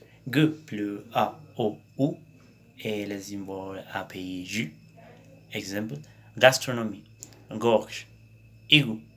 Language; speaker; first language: French; non-native, learner; Spanish